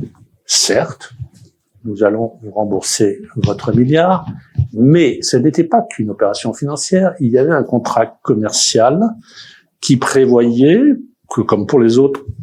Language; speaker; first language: French; native; French